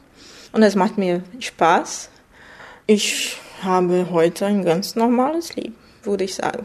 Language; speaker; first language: German; non-native, fluent; Portuguese